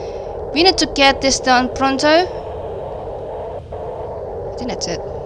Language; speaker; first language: English; non-native, fluent; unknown